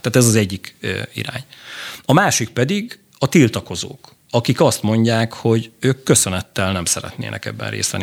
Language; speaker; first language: Hungarian; native; Hungarian